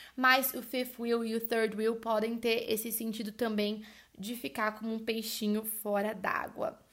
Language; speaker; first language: Portuguese; native; Portuguese